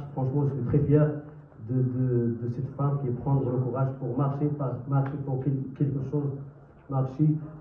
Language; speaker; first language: French; non-native, learner; Arabic